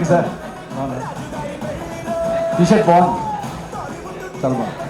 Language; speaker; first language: Telugu; native; Telugu